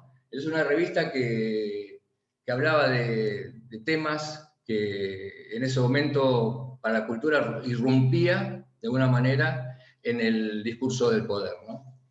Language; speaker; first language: Spanish; native; Spanish